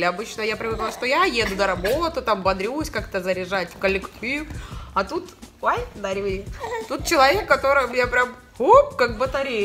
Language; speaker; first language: Russian; native; Russian